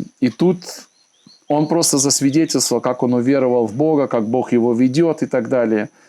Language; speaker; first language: Russian; native; Russian